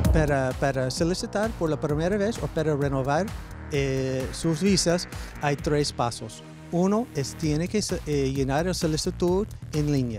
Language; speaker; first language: Spanish; non-native, fluent; English